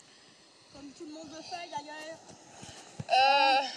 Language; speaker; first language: French; native; French